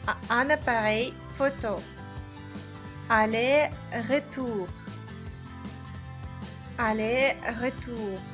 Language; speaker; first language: French; non-native, fluent; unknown